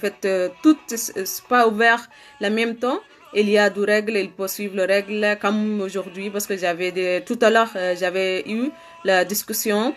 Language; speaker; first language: French; non-native, learner; Arabic